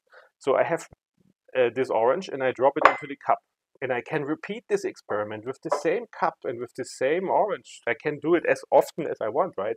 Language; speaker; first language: English; non-native, fluent; German